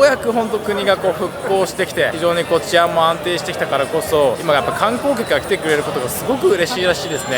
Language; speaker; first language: Japanese; native; Japanese